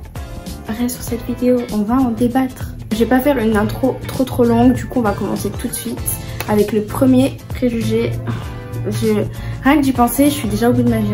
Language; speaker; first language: French; native; French